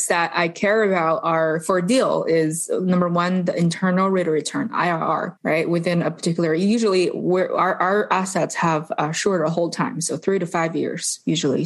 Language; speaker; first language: English; non-native, fluent; Chinese